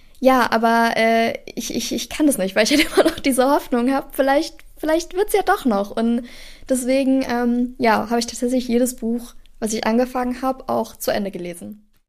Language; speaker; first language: German; native; German